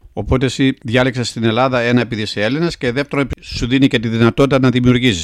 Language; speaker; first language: Greek; native; Greek